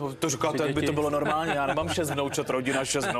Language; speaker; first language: Czech; native; Czech